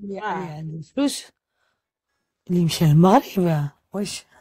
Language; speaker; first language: Arabic; early bilingual, heritage; French